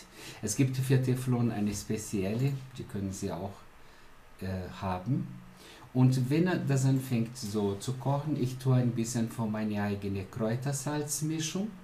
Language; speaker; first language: German; non-native, fluent; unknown